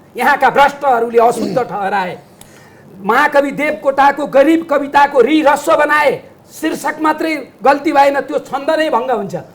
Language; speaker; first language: Nepali; native; Nepali